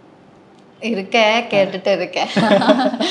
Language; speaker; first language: Tamil; non-native, learner; Malayalam